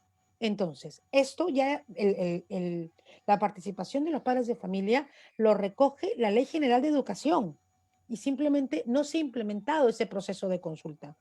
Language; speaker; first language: Spanish; native; Spanish